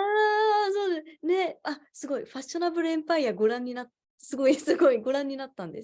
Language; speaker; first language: Japanese; native; Japanese